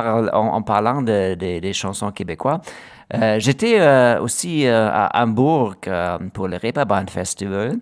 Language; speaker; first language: French; non-native, learner; German